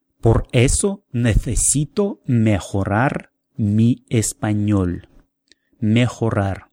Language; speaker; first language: Spanish; non-native, fluent; Russian